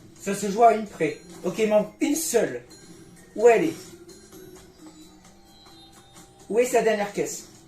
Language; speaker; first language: French; native; French